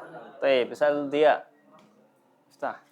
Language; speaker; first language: Arabic; non-native, fluent; Indonesian